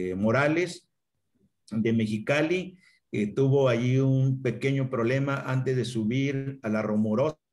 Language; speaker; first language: Spanish; non-native, local second language; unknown